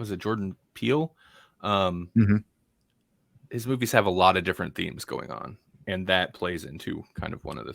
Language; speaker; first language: English; native; English